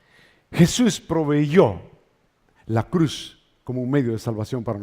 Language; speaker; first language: Spanish; native; Spanish